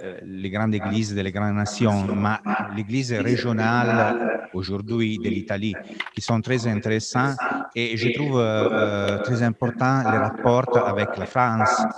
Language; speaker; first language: French; non-native, fluent; Italian